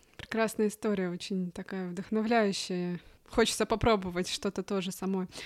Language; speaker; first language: Russian; native; Russian